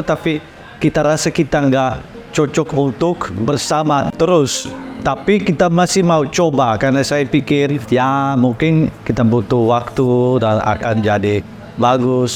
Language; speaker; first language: Indonesian; non-native, learner; Dutch